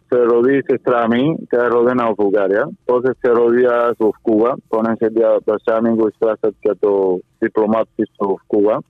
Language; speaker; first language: Bulgarian; non-native, fluent; Spanish